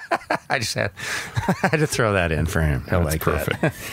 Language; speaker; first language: English; native; English